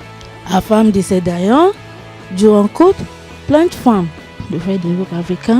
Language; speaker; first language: French; non-native, learner; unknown